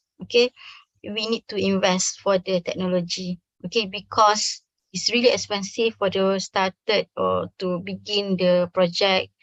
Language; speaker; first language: English; non-native, fluent; Malay